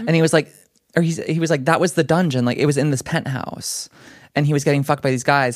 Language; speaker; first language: English; native; English